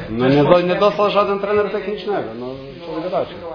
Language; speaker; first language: Polish; non-native, fluent; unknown